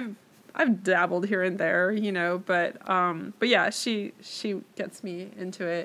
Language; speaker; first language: English; native; English